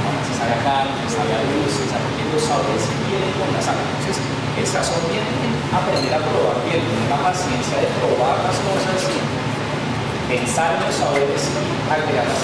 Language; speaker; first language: Spanish; native; Spanish